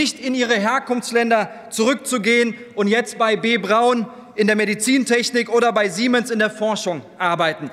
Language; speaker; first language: German; early bilingual, other home language; Turkish